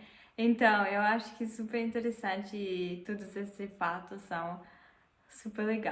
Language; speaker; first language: Portuguese; non-native, fluent; German